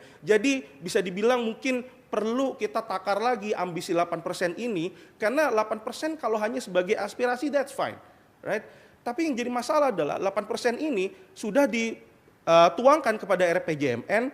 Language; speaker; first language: Indonesian; native; Indonesian